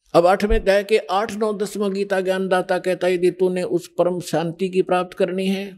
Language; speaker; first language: Hindi; native; Hindi